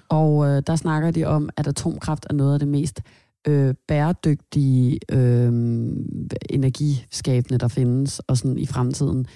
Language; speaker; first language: Danish; native; Danish